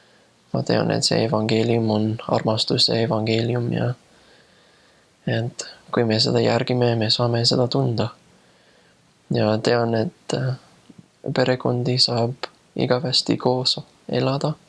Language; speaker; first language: Estonian; non-native, fluent; English